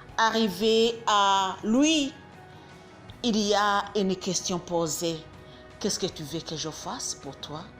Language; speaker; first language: French; non-native, local second language; Kinyarwanda